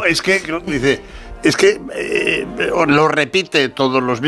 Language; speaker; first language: Spanish; native; Spanish